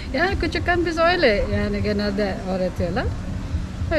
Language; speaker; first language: Turkish; non-native, fluent; Indonesian